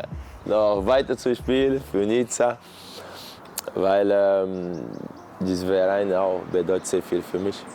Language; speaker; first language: German; non-native, fluent; Portuguese